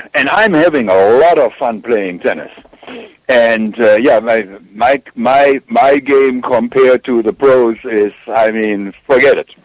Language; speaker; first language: English; non-native, fluent; German